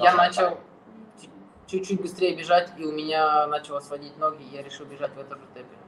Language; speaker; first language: Russian; non-native, fluent; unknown